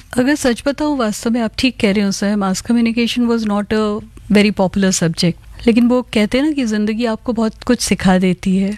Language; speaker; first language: Hindi; native; Hindi